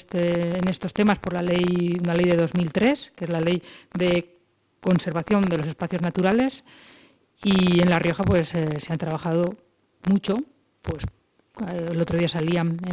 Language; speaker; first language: Spanish; native; Spanish